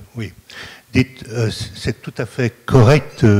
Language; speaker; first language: French; native; French